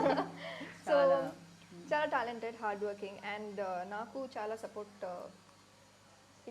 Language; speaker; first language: Telugu; non-native, learner; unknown